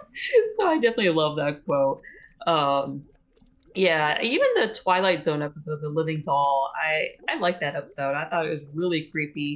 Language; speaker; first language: English; native; English